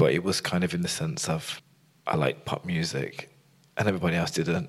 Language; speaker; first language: English; native; English